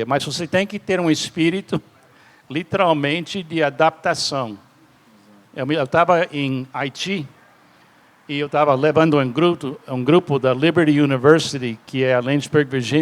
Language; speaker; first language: Portuguese; non-native, fluent; English